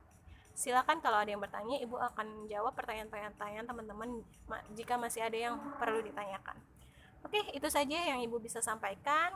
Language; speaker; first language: Indonesian; native; Indonesian